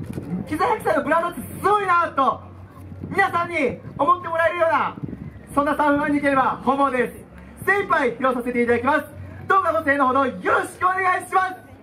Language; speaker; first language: Japanese; native; Japanese